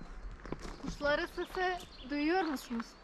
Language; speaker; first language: Turkish; non-native, learner; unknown